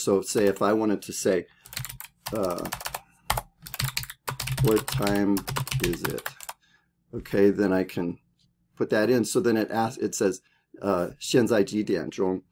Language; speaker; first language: English; native; English